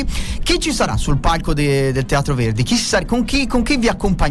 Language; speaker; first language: Italian; native; Italian